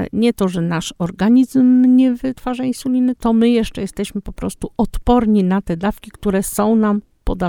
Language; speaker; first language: Polish; native; Polish